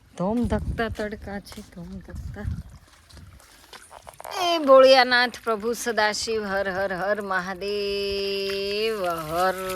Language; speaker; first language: Gujarati; native; Gujarati